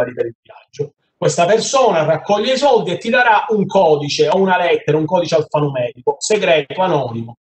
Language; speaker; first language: Italian; native; Italian